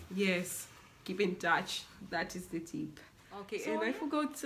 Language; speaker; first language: English; non-native, local second language; Swahili